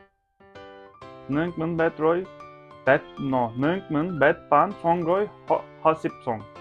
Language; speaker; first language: Thai; non-native, learner; Turkish